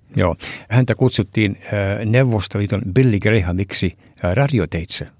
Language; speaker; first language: Finnish; early bilingual, heritage; Finnish